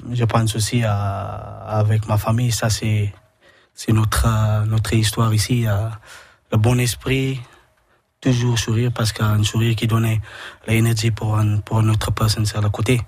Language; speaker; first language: French; non-native, learner; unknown